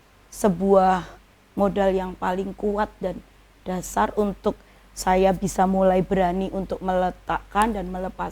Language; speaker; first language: Indonesian; native; Indonesian